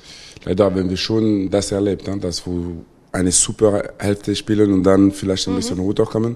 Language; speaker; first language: German; non-native, local second language; French